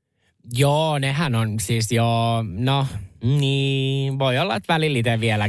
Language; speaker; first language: Finnish; native; Finnish